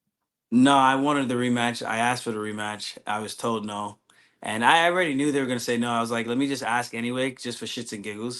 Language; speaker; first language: English; native; English